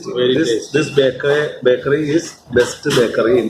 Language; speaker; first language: English; non-native, local second language; Malayalam